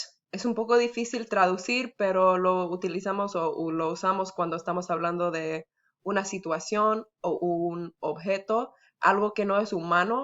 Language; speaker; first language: Spanish; early bilingual, heritage; Spanish